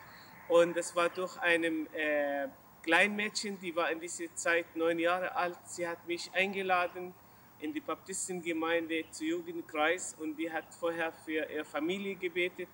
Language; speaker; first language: German; non-native, learner; Arabic